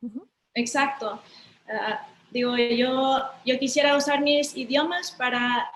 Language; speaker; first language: Spanish; early bilingual, heritage; Spanish